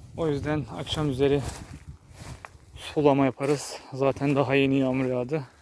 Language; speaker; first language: Turkish; native; Turkish